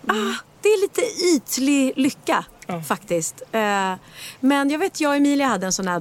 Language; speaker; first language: Swedish; native; Swedish